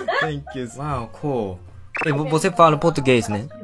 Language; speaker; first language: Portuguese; non-native, fluent; Japanese